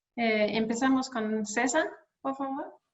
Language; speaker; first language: Spanish; non-native, fluent; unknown